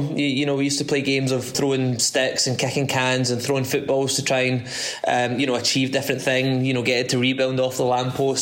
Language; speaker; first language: English; native; English